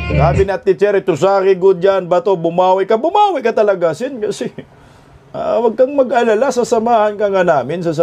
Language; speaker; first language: Filipino; non-native, local second language; Cebuano